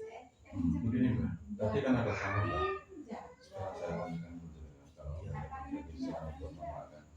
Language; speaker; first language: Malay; non-native, local second language; Javanese